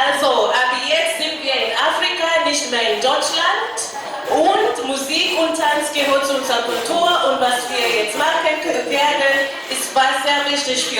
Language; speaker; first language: German; non-native, fluent; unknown